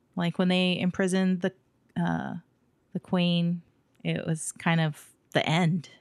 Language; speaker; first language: English; native; English